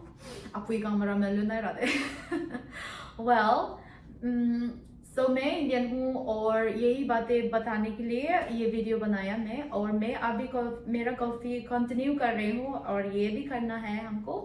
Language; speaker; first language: Hindi; non-native, local second language; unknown